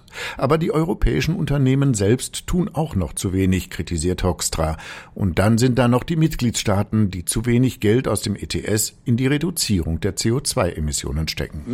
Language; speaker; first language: German; native; German